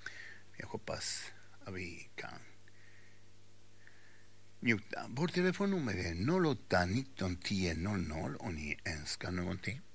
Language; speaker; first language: Swedish; non-native, fluent; Spanish